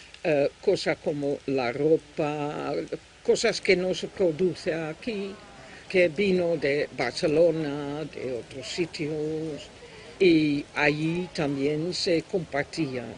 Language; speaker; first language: Spanish; non-native, fluent; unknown